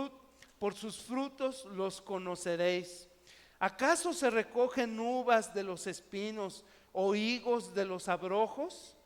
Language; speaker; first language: Spanish; native; Spanish